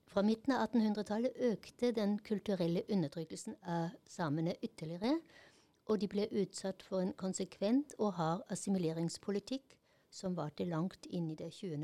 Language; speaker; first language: Norwegian; non-native, fluent; German